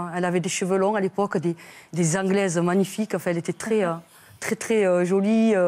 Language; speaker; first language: French; native; French